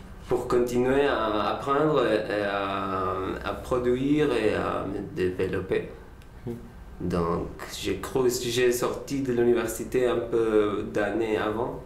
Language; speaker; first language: French; non-native, learner; Spanish